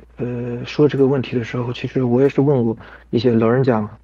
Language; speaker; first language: Chinese; non-native, local second language; Kazakh